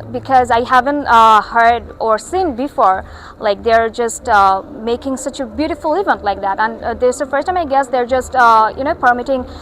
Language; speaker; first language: English; non-native, local second language; Bangla